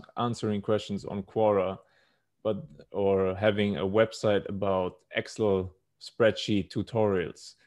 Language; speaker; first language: English; non-native, fluent; German